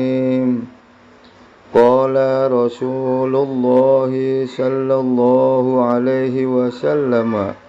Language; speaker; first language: Indonesian; native; Indonesian